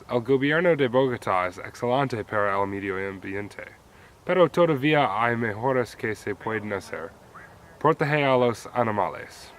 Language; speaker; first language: Spanish; non-native, learner; English